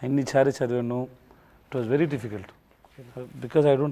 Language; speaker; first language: Telugu; non-native, learner; Tamil